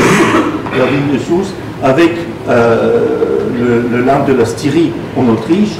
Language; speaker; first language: French; non-native, fluent; German